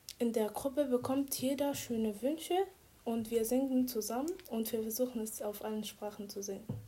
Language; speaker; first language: German; non-native, fluent; Arabic